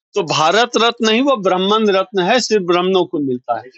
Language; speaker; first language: Hindi; native; Hindi